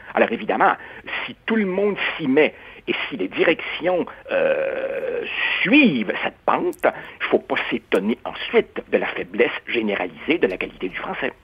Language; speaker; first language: French; early bilingual, other home language; Spanish